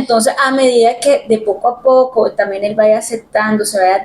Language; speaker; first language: Spanish; native; Spanish